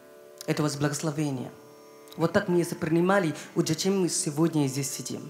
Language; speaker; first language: Russian; non-native, learner; Hindi